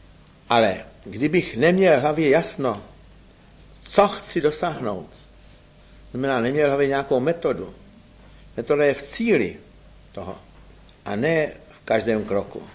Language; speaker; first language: Czech; native; Czech